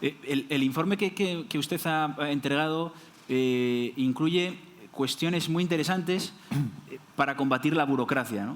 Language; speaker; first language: Spanish; native; Spanish